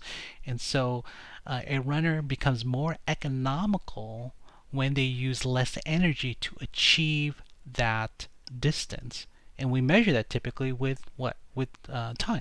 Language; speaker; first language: English; native; English